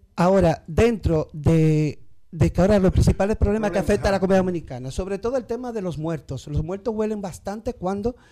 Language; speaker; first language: Spanish; native; Spanish